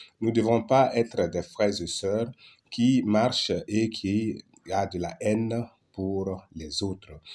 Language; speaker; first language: French; non-native, local second language; Lingala